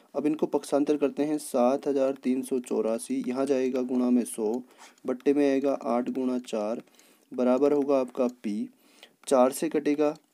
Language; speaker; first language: Hindi; native; Hindi